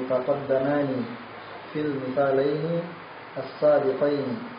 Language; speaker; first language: Arabic; non-native, learner; Indonesian